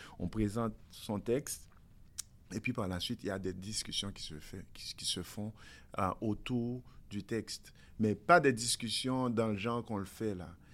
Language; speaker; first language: French; non-native, local second language; Haitian Creole